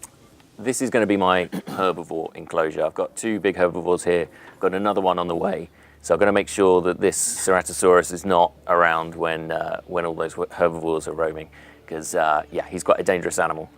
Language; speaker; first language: English; native; English